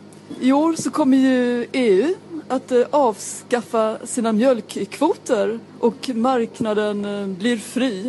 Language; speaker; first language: Swedish; native; Swedish